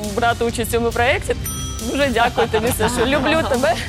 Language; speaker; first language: Ukrainian; early bilingual, other home language; Uzbek